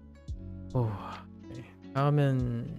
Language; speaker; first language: Chinese; non-native, learner; English